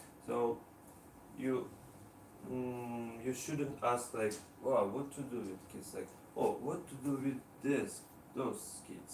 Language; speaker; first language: English; non-native, learner; Russian